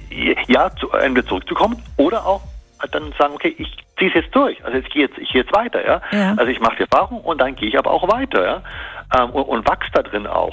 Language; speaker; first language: German; native; German